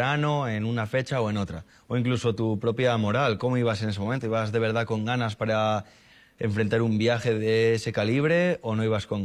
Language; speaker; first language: Spanish; native; Spanish